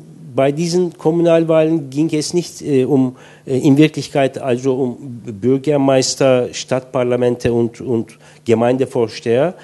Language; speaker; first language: German; non-native, fluent; Turkish